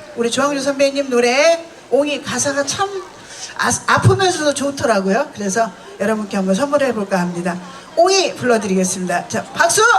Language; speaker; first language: Korean; native; Korean